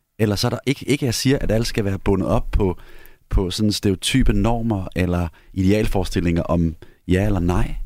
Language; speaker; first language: Danish; native; Danish